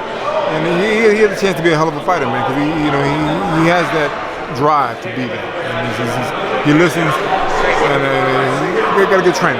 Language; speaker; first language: English; native; English